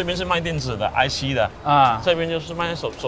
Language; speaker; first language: Chinese; native; Chinese